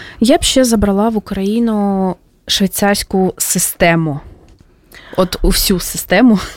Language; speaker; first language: Ukrainian; native; Ukrainian